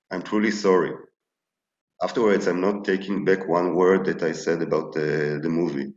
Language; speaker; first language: English; non-native, fluent; Hebrew